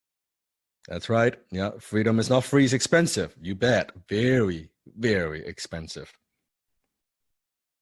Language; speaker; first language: English; non-native, fluent; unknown